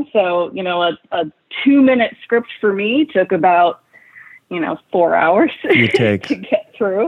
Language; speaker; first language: English; native; English